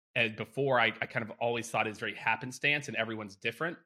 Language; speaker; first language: English; native; English